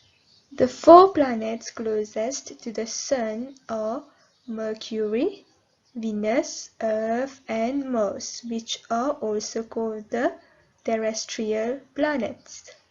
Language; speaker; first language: English; non-native, local second language; Morisyen